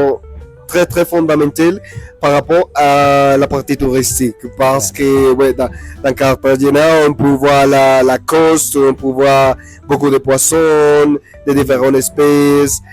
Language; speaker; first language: French; non-native, learner; Spanish